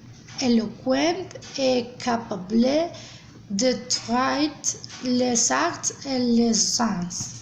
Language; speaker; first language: French; non-native, learner; Spanish